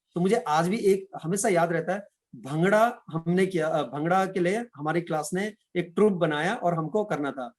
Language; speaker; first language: Hindi; non-native, local second language; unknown